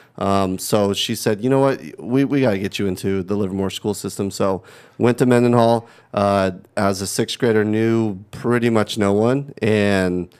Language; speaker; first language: English; native; English